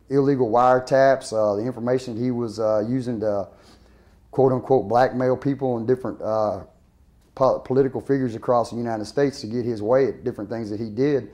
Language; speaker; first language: English; native; English